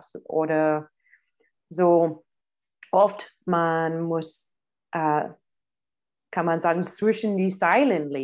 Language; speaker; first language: German; non-native, fluent; English